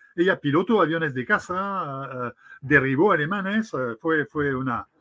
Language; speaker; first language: Spanish; non-native, fluent; French